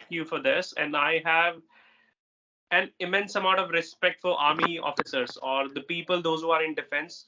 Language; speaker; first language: English; non-native, local second language; Hindi